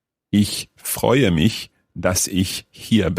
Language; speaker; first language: German; non-native, learner; English